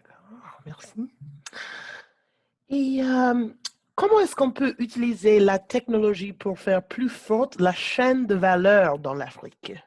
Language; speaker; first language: French; non-native, learner; English